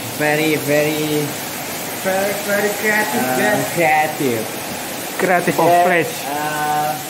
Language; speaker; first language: English; non-native, learner; Indonesian